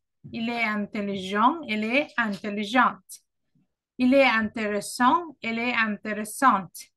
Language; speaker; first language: French; non-native, fluent; Sinhala